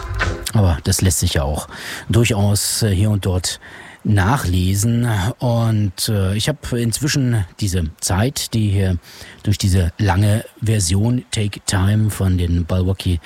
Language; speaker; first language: German; native; German